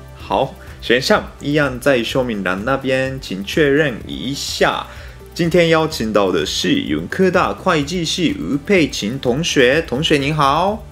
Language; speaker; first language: Chinese; non-native, fluent; Japanese